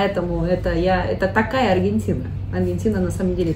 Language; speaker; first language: Russian; early bilingual, heritage; Russian